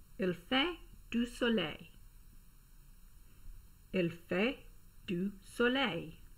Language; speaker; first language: French; non-native, fluent; English